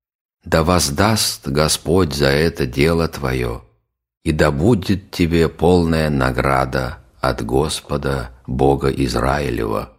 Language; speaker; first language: Russian; native; Russian